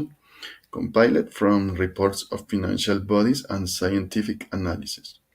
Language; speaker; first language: English; non-native, learner; Spanish